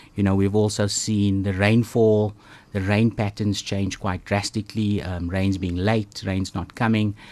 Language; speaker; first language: English; native; English